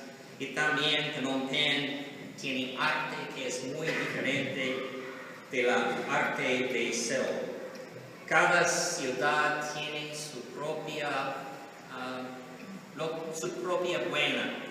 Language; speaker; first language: Spanish; non-native, learner; English